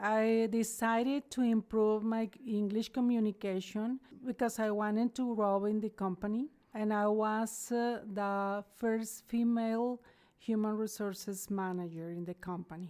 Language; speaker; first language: English; non-native, learner; Spanish